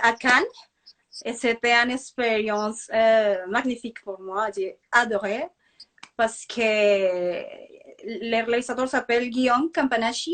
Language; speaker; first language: French; non-native, fluent; Spanish